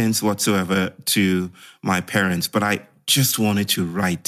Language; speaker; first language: English; non-native, local second language; Yoruba